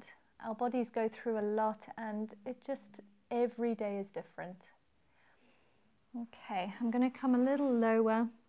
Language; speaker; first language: English; native; English